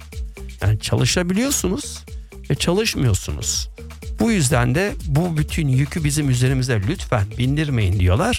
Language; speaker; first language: Turkish; native; Turkish